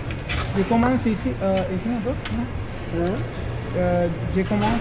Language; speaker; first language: French; non-native, learner; Filipino